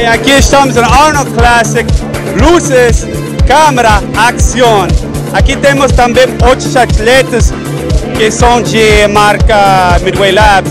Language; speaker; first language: Portuguese; non-native, learner; Spanish